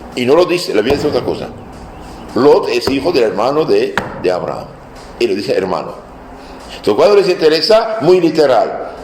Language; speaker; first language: Spanish; non-native, fluent; Aramaic